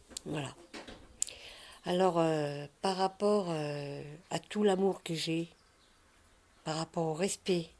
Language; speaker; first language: French; native; French